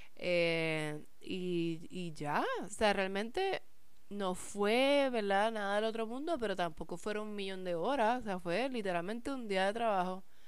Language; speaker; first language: Spanish; early bilingual, heritage; Spanish